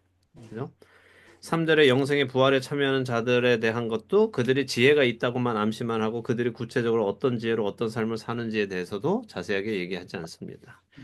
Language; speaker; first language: Korean; native; Korean